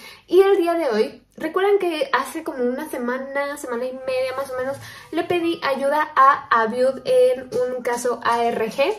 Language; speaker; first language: Spanish; native; Spanish